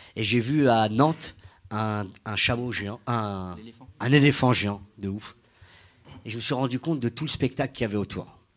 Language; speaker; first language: French; native; French